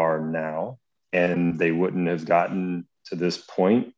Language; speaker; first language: English; native; English